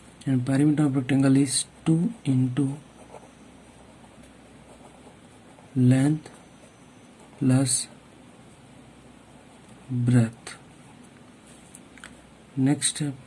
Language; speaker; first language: English; non-native, local second language; Hindi